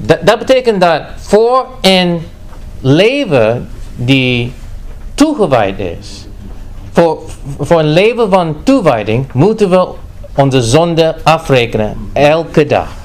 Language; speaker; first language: Dutch; non-native, fluent; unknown